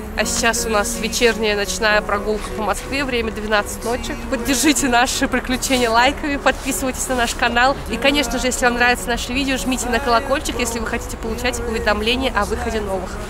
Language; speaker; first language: Russian; native; Russian